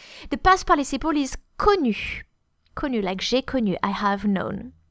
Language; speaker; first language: English; non-native, fluent; French